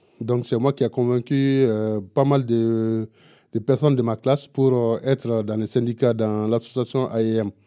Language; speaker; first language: French; non-native, local second language; Bambara